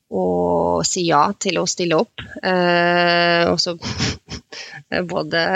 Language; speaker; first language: Norwegian; non-native, fluent; Russian